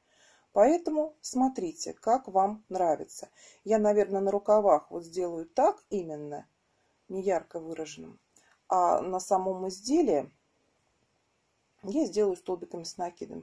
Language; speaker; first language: Russian; native; Russian